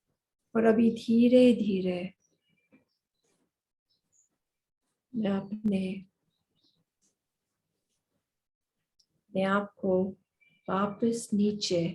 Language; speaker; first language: Hindi; native; Hindi